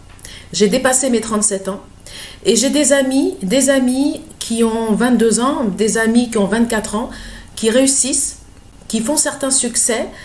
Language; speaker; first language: French; native; French